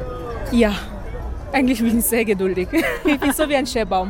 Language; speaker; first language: German; non-native, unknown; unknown